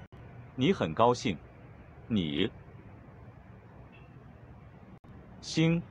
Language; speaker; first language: Chinese; non-native, learner; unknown